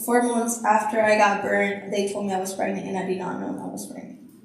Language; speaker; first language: English; early bilingual, other home language; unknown